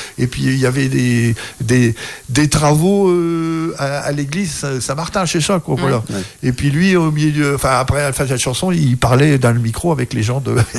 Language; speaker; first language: French; native; French